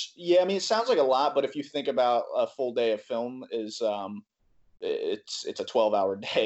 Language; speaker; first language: English; native; English